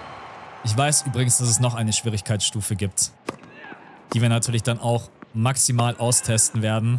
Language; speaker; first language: German; native; German